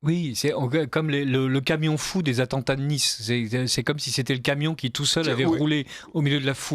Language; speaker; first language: French; native; French